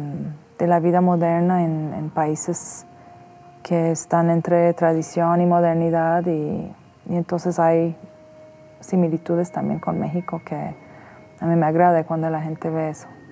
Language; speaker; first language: Spanish; non-native, fluent; Persian